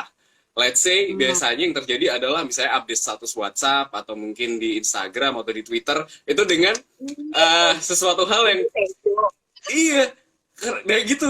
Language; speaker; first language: Indonesian; native; Indonesian